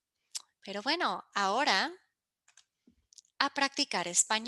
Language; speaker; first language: Spanish; early bilingual, heritage; English